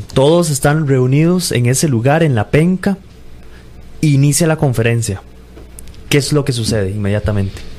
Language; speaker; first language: Spanish; native; Spanish